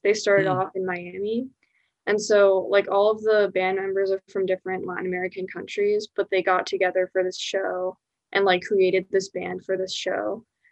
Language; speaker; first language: English; early bilingual, other home language; Spanish